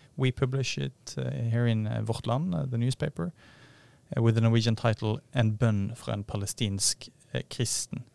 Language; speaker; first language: English; non-native, fluent; Norwegian